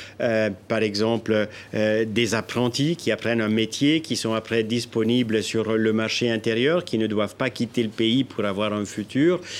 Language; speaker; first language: French; non-native, local second language; Italian